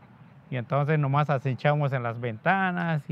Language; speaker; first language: Spanish; non-native, local second language; Yucateco